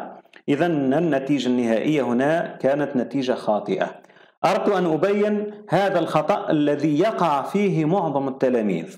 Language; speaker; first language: Arabic; native; Arabic